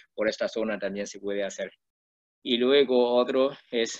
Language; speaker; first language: Spanish; non-native, learner; Burmese